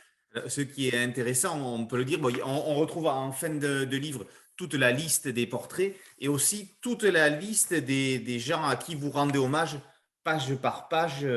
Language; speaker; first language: French; native; French